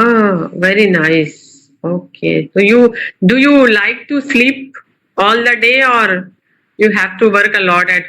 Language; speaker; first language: English; non-native, local second language; Urdu